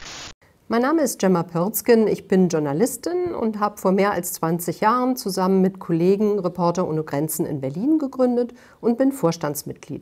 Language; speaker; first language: German; native; German